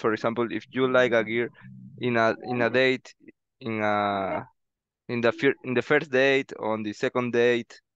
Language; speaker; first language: English; non-native, learner; Spanish